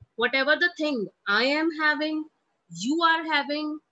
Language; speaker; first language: English; non-native, local second language; Hindi